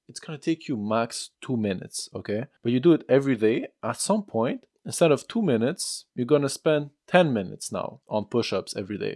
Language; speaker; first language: English; non-native, fluent; French